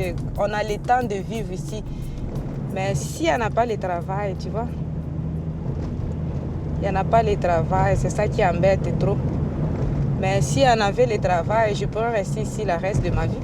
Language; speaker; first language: French; non-native, local second language; Swahili